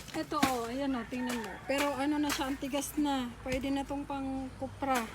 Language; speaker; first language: Filipino; non-native, local second language; Cebuano